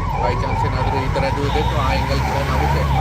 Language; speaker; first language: Kannada; non-native, fluent; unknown